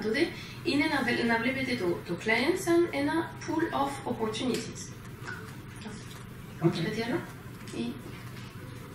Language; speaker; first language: Greek; non-native, fluent; French